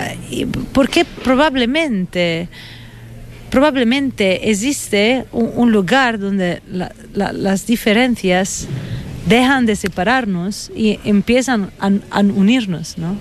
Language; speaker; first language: Spanish; non-native, fluent; Italian